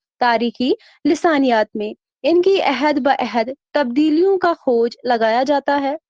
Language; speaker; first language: Urdu; non-native, local second language; Kashmiri